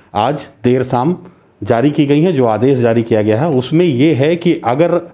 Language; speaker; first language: Hindi; native; Hindi